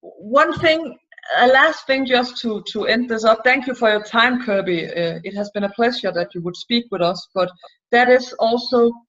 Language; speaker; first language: English; non-native, fluent; Danish